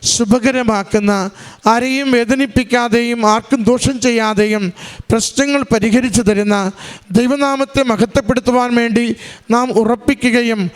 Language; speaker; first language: Malayalam; native; Malayalam